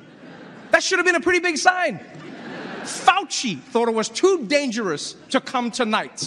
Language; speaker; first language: English; native; English